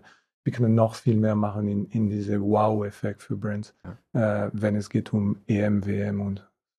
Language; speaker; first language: German; non-native, fluent; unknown